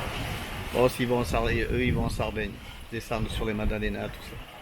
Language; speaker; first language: French; native; French